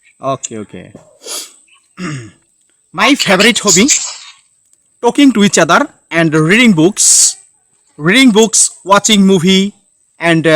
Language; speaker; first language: English; non-native, learner; Bangla